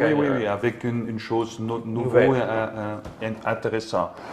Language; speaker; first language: French; non-native, learner; German